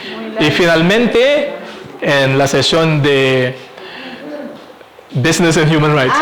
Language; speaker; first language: Spanish; non-native, fluent; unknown